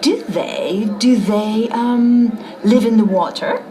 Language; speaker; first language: English; non-native, fluent; Spanish